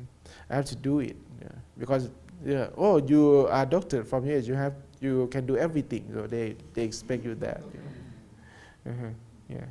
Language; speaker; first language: English; non-native, learner; Thai